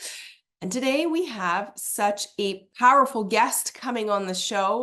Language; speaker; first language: English; native; English